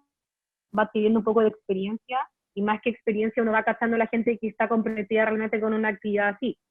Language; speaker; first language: Spanish; native; Spanish